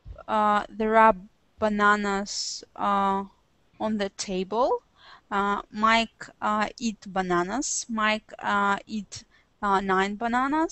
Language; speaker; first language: English; non-native, learner; Russian